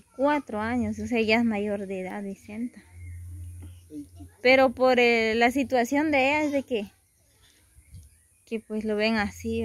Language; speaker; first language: Spanish; native; Spanish